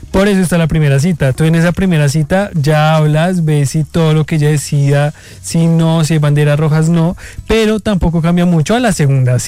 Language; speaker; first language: Spanish; native; Spanish